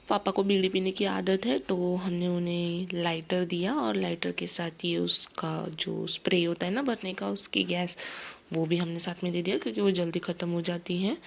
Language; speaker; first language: Hindi; native; Hindi